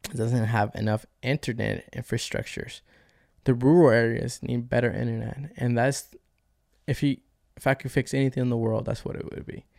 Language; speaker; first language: English; early bilingual, other home language; Spanish